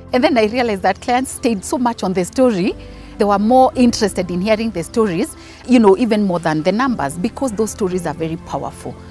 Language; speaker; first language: English; non-native, local second language; Kikuyu